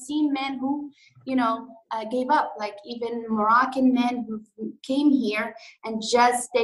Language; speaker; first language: English; non-native, fluent; Arabic